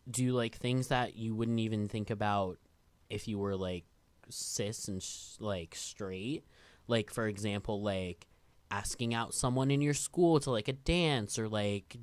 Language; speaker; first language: English; native; English